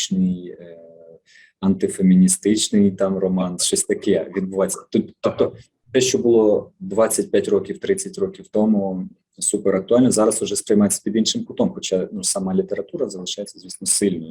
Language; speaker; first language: Ukrainian; native; Ukrainian